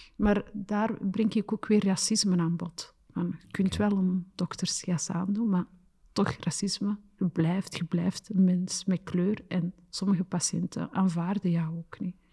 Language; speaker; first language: Dutch; early bilingual, other home language; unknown